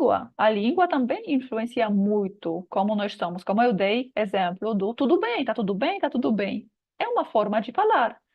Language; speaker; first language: Portuguese; non-native, fluent; Polish